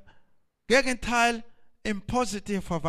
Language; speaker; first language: German; non-native, learner; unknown